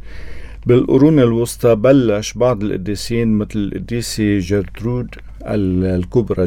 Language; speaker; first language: Arabic; native; Arabic